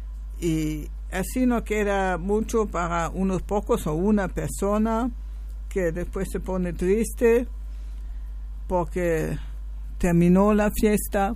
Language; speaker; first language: Spanish; non-native, fluent; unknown